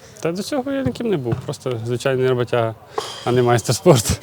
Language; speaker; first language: Ukrainian; native; Ukrainian